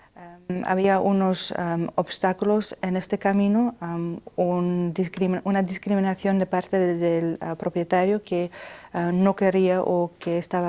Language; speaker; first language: Spanish; non-native, fluent; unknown